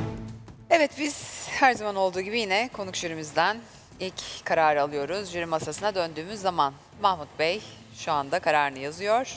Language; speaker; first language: Turkish; native; Turkish